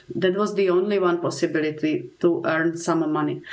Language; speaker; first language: English; non-native, fluent; Czech